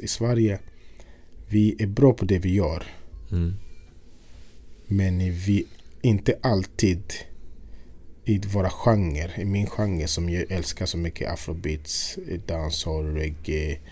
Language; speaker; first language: Swedish; non-native, fluent; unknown